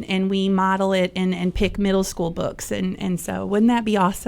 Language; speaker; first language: English; native; English